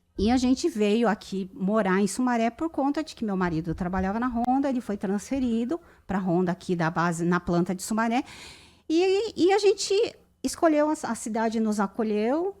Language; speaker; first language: Portuguese; early bilingual, other home language; Japanese